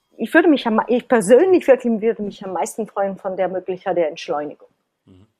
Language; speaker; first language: German; non-native, fluent; Italian